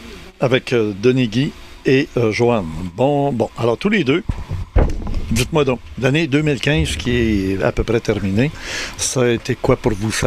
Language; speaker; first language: French; native; French